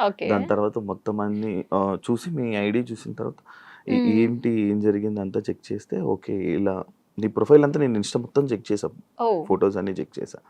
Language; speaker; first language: Telugu; native; Telugu